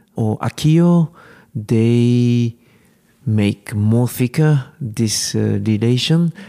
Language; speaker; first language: English; non-native, learner; Japanese